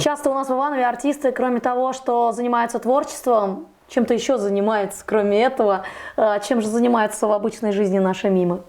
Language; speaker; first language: Russian; native; Russian